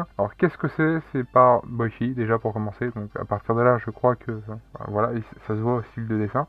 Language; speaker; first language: French; native; French